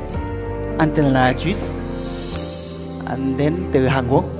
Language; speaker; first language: Vietnamese; non-native, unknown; Korean